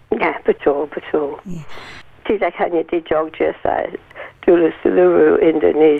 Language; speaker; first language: Indonesian; non-native, learner; English